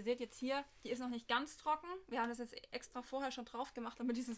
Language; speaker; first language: German; native; German